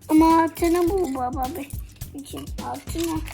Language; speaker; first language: Turkish; early bilingual, heritage; Turkish